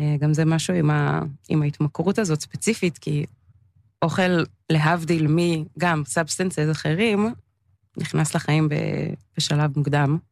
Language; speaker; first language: Hebrew; early bilingual, other home language; English